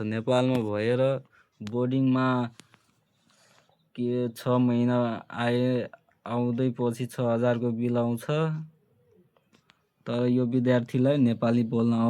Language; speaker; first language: Nepali; non-native, local second language; Maithili